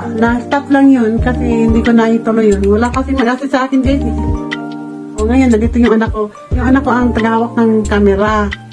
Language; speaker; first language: Filipino; non-native, local second language; Cebuano